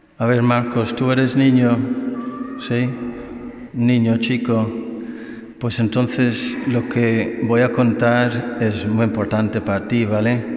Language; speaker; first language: Spanish; non-native, fluent; English